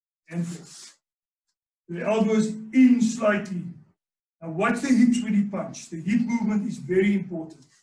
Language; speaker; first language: English; non-native, local second language; Afrikaans